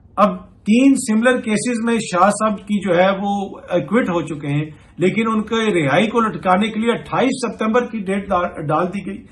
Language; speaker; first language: Urdu; native; Urdu